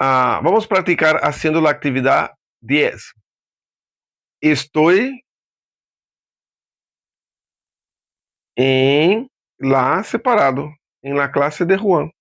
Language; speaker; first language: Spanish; non-native, fluent; Portuguese